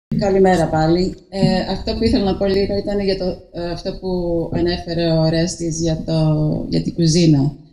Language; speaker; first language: Greek; early bilingual, heritage; Greek